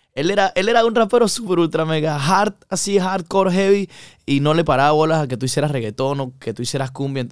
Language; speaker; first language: Spanish; native; Spanish